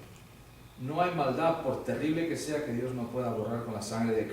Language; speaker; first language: Spanish; native; Spanish